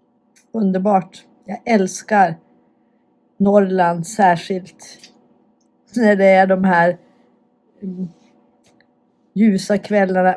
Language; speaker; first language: Swedish; native; Swedish